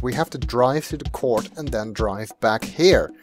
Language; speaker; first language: English; native; English